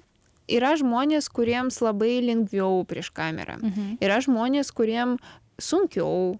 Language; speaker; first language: Lithuanian; non-native, learner; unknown